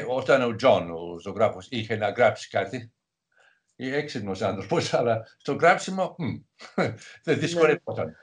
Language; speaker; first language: Greek; non-native, fluent; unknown